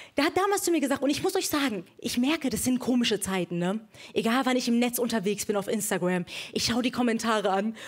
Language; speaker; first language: German; early bilingual, other home language; Persian